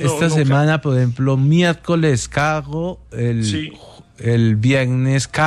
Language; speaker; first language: Spanish; native; Spanish